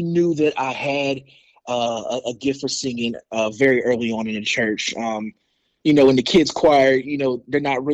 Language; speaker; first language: English; native; English